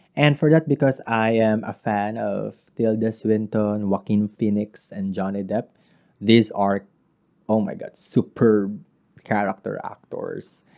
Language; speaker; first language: English; non-native, local second language; Filipino